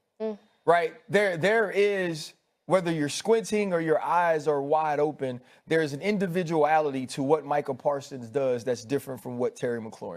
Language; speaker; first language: English; native; English